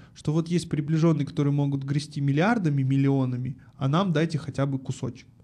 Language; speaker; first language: Russian; native; Russian